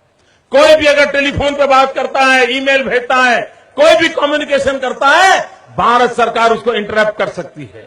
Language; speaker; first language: Hindi; native; Hindi